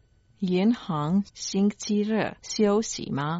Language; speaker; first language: Chinese; non-native, learner; Croatian